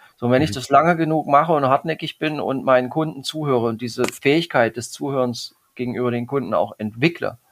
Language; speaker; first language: German; native; German